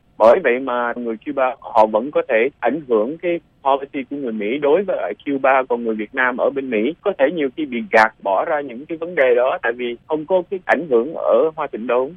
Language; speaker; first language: Vietnamese; early bilingual, other home language; English